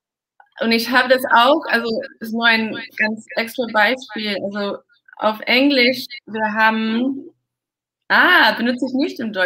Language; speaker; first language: German; non-native, fluent; English